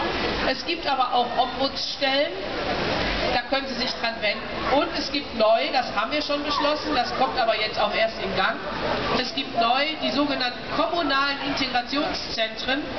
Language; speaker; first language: German; native; German